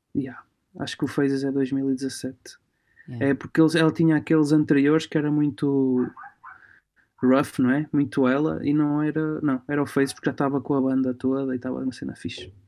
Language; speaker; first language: Portuguese; early bilingual, other home language; Romanian